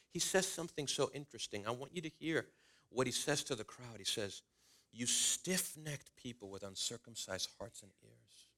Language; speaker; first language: English; early bilingual, other home language; Spanish